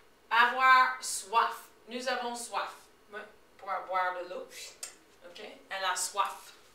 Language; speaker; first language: French; non-native, fluent; English